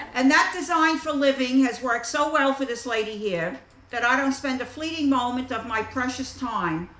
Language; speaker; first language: English; native; English